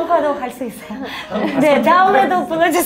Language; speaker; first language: Korean; non-native, fluent; Ukrainian